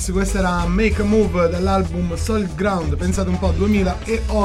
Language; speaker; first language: Italian; native; Italian